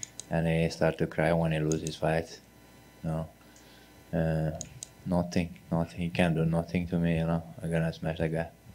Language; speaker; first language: English; non-native, learner; Chechen